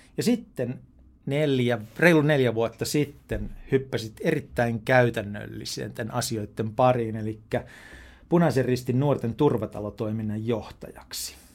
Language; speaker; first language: Finnish; native; Finnish